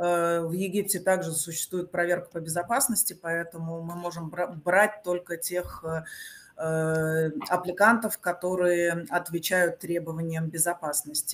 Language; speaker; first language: Russian; native; Russian